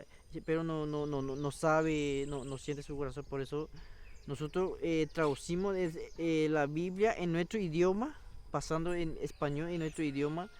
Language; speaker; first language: Spanish; non-native, local second language; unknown